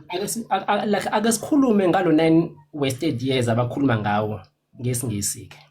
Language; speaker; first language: Zulu; non-native, local second language; Xhosa